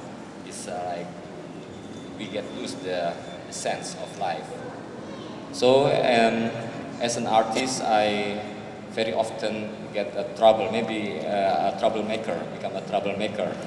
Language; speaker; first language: English; non-native, learner; Indonesian